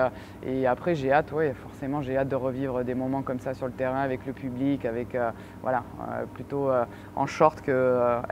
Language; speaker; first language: French; native; French